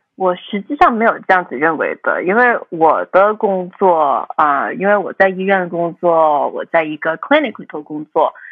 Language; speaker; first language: Chinese; early bilingual, heritage; Chinese